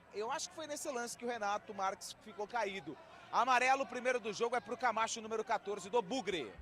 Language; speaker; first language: Portuguese; native; Portuguese